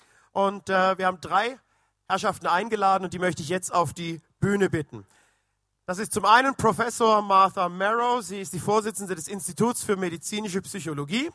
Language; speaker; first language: German; native; German